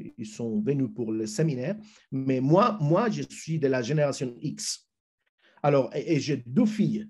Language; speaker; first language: French; non-native, fluent; Spanish